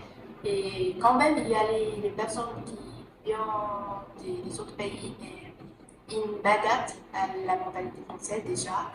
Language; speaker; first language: French; non-native, fluent; Vietnamese